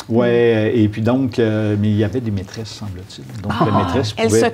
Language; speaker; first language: French; native; French